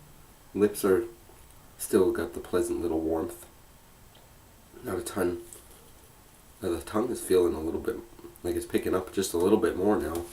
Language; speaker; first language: English; native; English